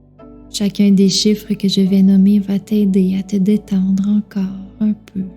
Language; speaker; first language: French; native; French